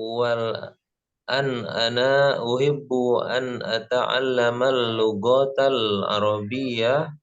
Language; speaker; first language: Arabic; non-native, learner; Indonesian